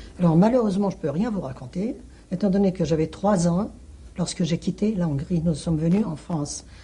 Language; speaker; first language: French; early bilingual, other home language; Hungarian